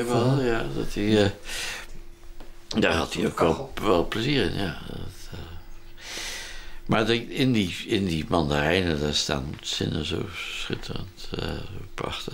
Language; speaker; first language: Dutch; native; Dutch